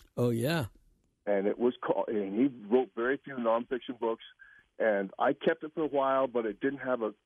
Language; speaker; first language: English; native; English